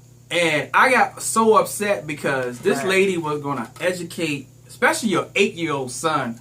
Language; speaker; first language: English; native; English